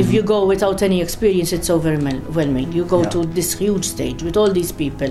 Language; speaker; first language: English; non-native, fluent; Maltese